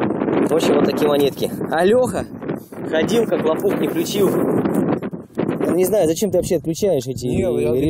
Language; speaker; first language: Russian; native; Russian